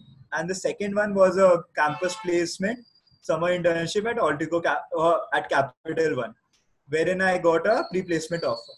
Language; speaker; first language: English; non-native, local second language; Hindi